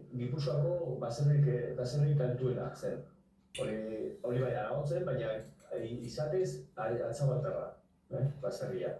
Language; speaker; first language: Basque; non-native, local second language; Spanish